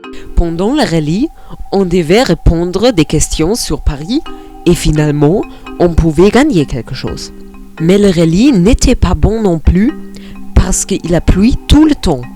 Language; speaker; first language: French; non-native, learner; German